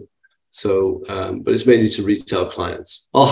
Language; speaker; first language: English; native; English